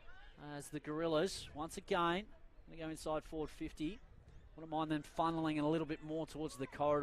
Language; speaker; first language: English; native; English